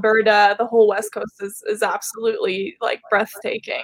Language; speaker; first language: English; early bilingual, other home language; Arabic